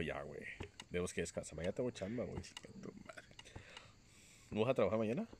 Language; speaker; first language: Spanish; native; Spanish